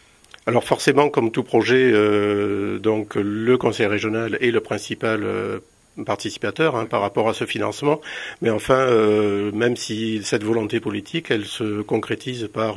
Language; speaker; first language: French; native; French